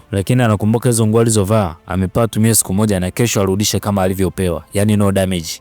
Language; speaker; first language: Swahili; native; Swahili